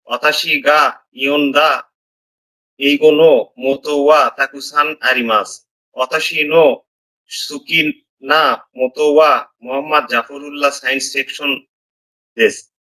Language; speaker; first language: Japanese; non-native, learner; Bangla